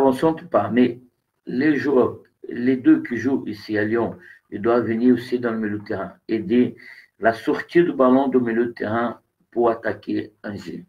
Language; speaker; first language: French; non-native, learner; Portuguese